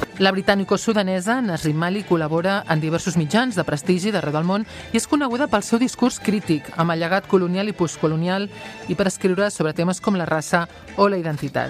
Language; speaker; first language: Catalan; native; Catalan